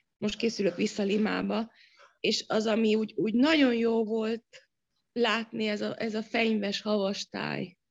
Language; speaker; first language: Hungarian; native; Hungarian